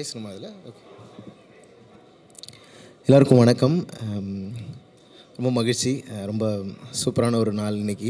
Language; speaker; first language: Tamil; native; Tamil